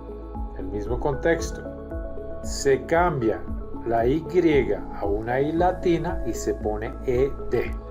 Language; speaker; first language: Spanish; non-native, fluent; English